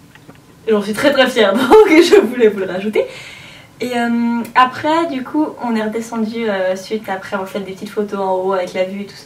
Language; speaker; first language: French; native; French